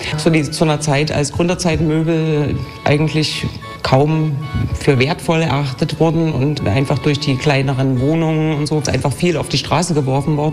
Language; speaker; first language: German; native; German